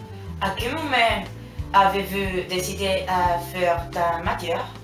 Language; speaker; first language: French; non-native, learner; Spanish